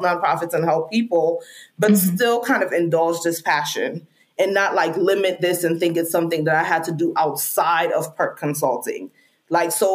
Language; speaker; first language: English; non-native, local second language; Krio